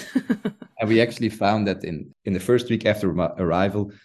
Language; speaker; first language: English; non-native, fluent; Dutch